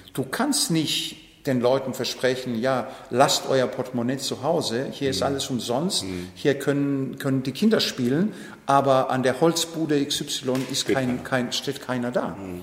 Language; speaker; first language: German; non-native, fluent; Greek